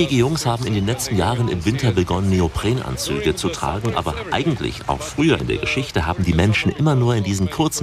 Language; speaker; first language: German; native; German